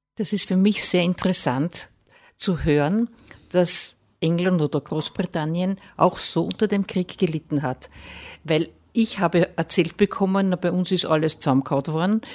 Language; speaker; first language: German; native; German